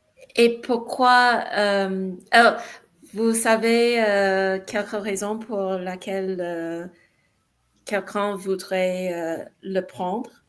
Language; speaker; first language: French; non-native, learner; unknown